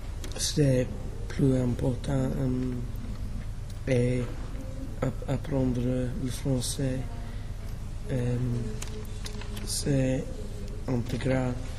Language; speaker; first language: French; non-native, learner; English